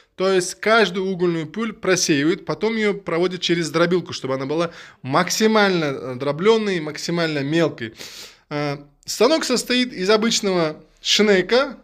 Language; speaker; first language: Russian; non-native, local second language; Uzbek